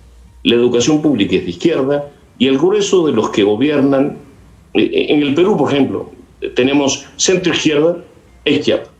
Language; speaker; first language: Spanish; native; Spanish